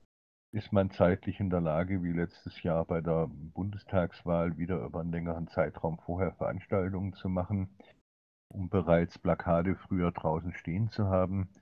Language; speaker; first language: German; native; German